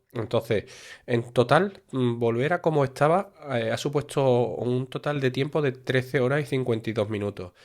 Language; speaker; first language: Spanish; native; Spanish